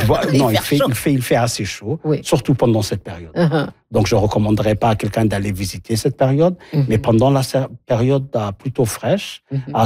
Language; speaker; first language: French; non-native, local second language; Somali